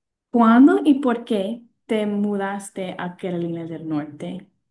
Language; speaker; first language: Spanish; non-native, learner; English